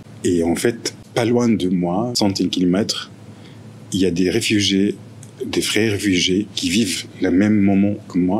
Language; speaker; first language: French; non-native, fluent; Arabic